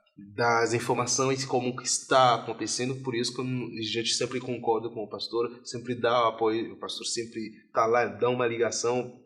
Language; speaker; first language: Portuguese; non-native, fluent; Haitian Creole